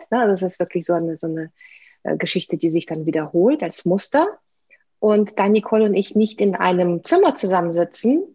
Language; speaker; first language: German; non-native, fluent; Russian